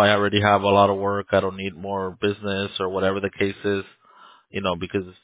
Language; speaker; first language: English; early bilingual, other home language; Spanish